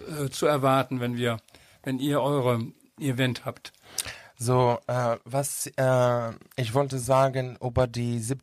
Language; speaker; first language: German; non-native, learner; Greek